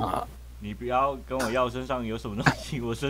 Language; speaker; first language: Chinese; native; Chinese